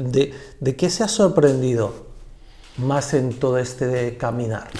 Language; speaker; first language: Spanish; native; Spanish